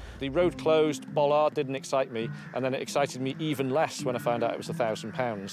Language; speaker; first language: English; native; English